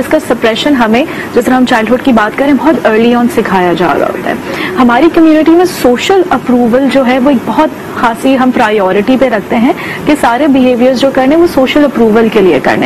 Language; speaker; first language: Urdu; native; Urdu